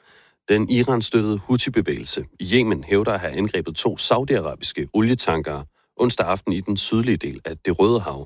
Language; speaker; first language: Danish; native; Danish